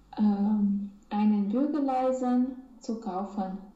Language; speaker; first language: German; non-native, learner; Romanian